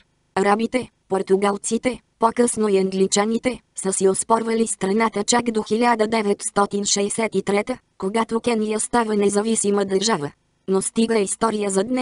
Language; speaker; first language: Bulgarian; native; Bulgarian